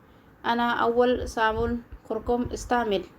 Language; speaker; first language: Arabic; non-native, learner; Oromo